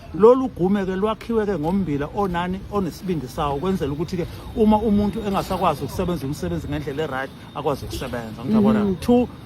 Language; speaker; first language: Zulu; native; Zulu